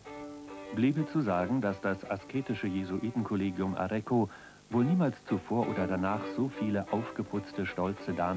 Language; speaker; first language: German; native; German